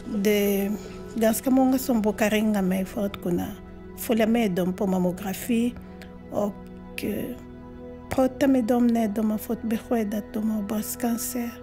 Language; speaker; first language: Swedish; non-native, fluent; Lingala